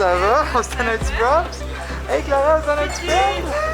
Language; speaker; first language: French; native; French